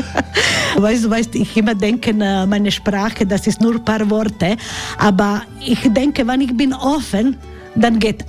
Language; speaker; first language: German; non-native, learner; Croatian